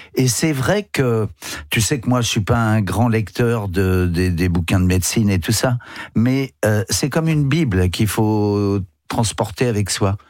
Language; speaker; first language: French; native; French